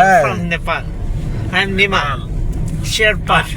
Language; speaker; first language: English; non-native, learner; Nepali